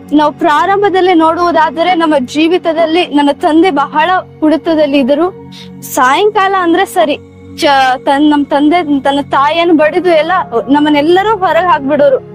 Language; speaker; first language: Kannada; native; Kannada